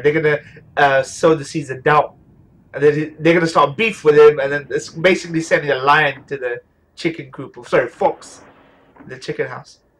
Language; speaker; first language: English; native; English